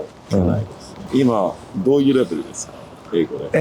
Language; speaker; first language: Japanese; non-native, learner; English